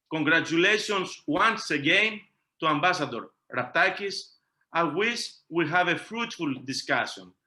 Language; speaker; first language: English; non-native, fluent; Greek